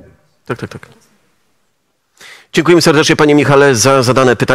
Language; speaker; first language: Polish; native; Polish